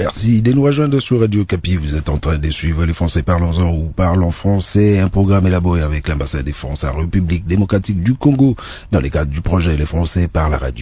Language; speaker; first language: French; native; French